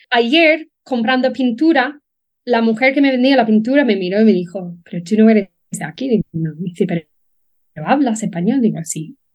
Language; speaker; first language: Spanish; non-native, fluent; English